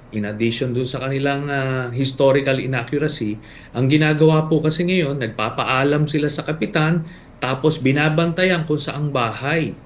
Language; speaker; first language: Filipino; native; Filipino